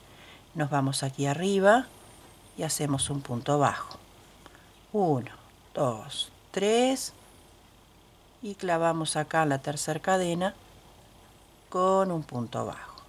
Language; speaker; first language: Spanish; native; Spanish